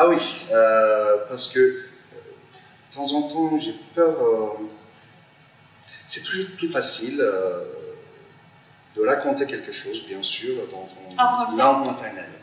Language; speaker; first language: French; non-native, fluent; Turkish